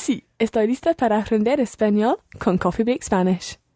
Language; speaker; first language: Spanish; non-native, learner; English